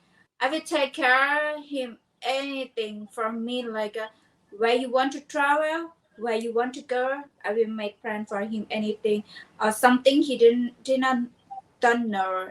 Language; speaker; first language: English; non-native, learner; Thai